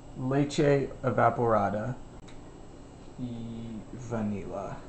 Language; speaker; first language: Spanish; non-native, learner; English